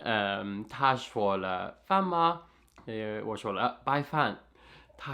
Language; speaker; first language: Chinese; non-native, learner; English